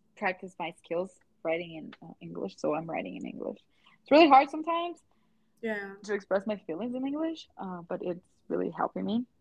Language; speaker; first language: English; non-native, fluent; Portuguese